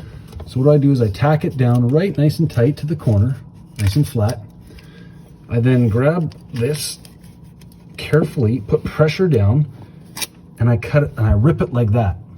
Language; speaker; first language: English; native; English